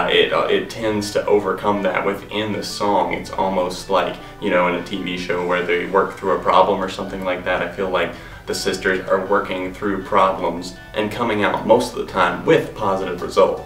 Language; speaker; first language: English; native; English